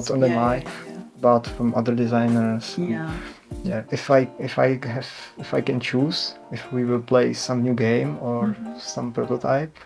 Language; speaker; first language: English; non-native, learner; Czech